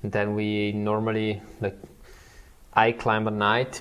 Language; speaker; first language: English; non-native, fluent; Italian